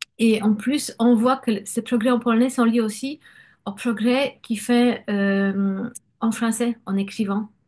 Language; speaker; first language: French; non-native, fluent; Polish